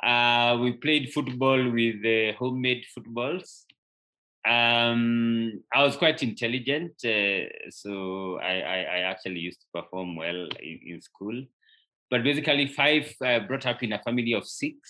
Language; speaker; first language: English; non-native, local second language; Kikuyu